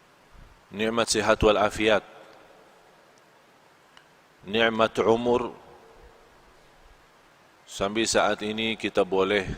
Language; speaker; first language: Indonesian; non-native, fluent; Arabic